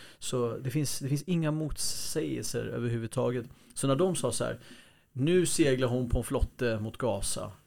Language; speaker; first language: Swedish; early bilingual, other home language; Kurdish